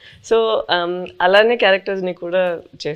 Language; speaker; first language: Telugu; non-native, fluent; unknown